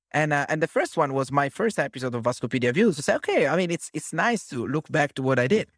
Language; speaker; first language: English; non-native, fluent; Italian